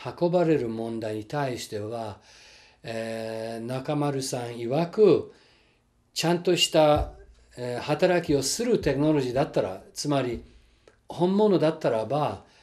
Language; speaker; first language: Japanese; non-native, fluent; English